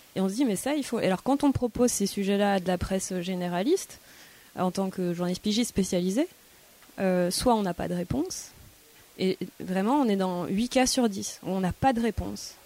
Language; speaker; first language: French; native; French